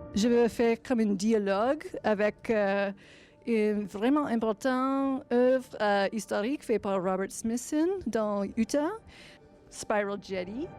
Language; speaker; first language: French; non-native, learner; English